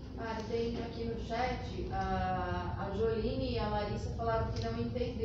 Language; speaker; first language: Portuguese; native; Portuguese